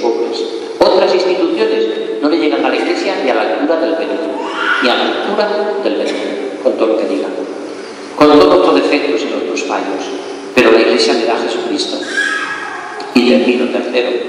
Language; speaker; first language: Spanish; native; Spanish